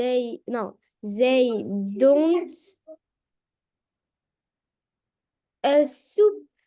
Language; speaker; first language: English; non-native, learner; French